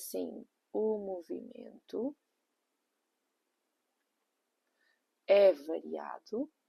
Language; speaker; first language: Portuguese; native; Portuguese